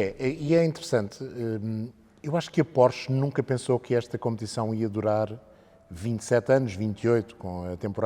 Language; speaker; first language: Portuguese; native; Portuguese